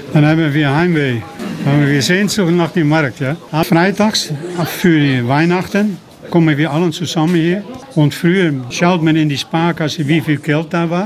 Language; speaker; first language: German; non-native, learner; Dutch